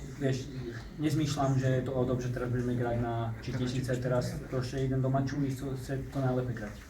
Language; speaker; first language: Polish; non-native, learner; Slovak